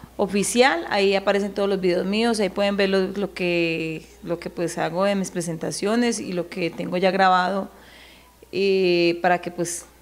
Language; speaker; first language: Spanish; native; Spanish